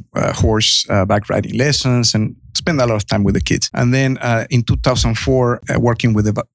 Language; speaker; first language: English; non-native, fluent; Spanish